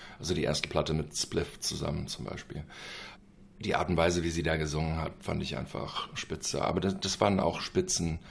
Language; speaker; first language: German; non-native, fluent; English